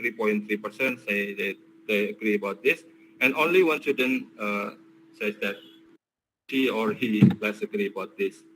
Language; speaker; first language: English; non-native, learner; Indonesian